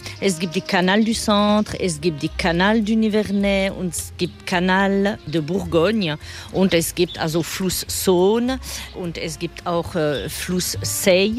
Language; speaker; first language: German; non-native, fluent; French